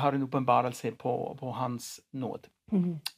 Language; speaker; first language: Swedish; non-native, fluent; German